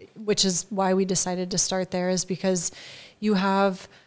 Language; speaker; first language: English; native; English